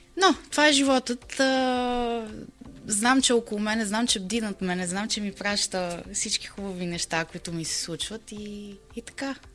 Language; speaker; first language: Bulgarian; early bilingual, heritage; Bulgarian